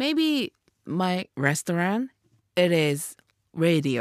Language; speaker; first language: English; non-native, learner; Japanese